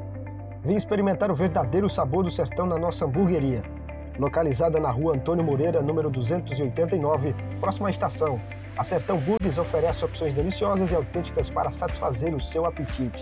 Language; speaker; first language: Portuguese; native; Portuguese